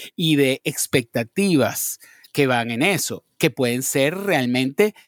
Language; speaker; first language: Spanish; native; Spanish